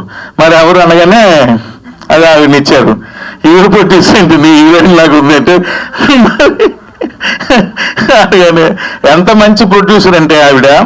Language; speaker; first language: Telugu; native; Telugu